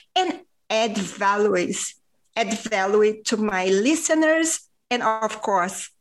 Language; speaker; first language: English; non-native, fluent; Portuguese